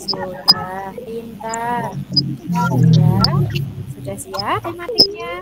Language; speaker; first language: Indonesian; native; Indonesian